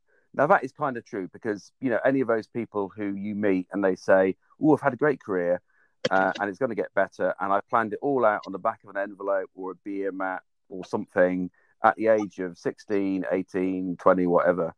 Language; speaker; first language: English; native; English